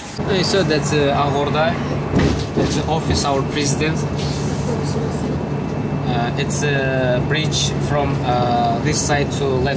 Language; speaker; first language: English; non-native, learner; Kazakh